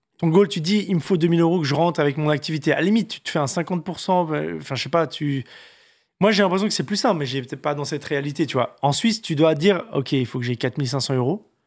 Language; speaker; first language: French; native; French